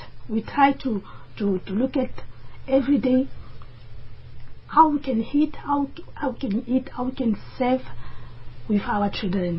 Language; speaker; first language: English; non-native, learner; French